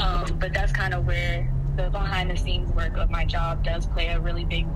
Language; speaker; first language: English; native; English